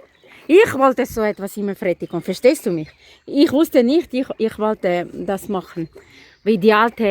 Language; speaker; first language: German; non-native, learner; Macedonian